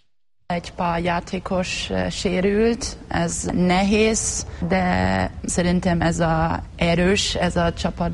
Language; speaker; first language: Hungarian; non-native, learner; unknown